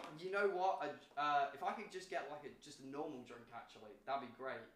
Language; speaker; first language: English; native; English